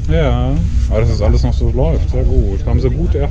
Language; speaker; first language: German; native; German